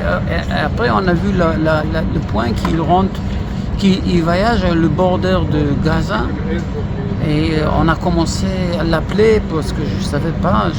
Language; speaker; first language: French; non-native, learner; Hebrew